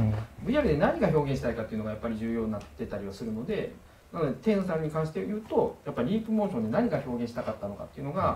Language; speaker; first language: Japanese; native; Japanese